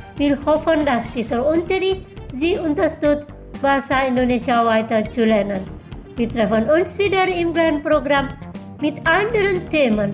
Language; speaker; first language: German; non-native, fluent; Indonesian